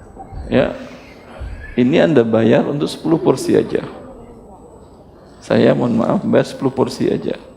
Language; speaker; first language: Indonesian; native; Indonesian